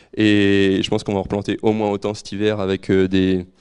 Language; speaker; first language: French; native; French